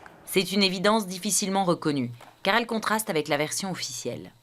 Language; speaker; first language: French; native; French